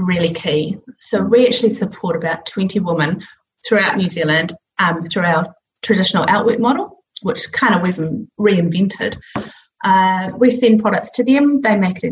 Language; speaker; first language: English; native; English